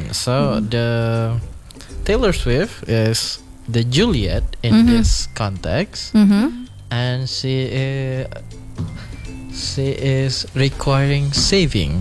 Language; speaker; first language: English; non-native, fluent; Indonesian